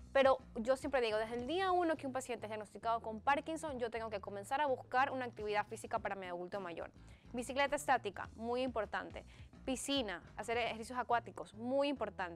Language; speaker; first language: Spanish; native; Spanish